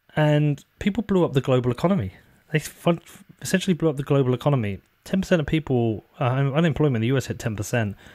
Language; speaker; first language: English; native; English